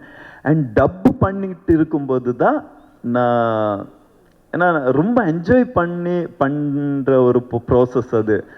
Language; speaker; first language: Tamil; non-native, learner; Kannada